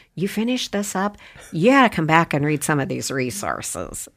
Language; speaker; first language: English; native; English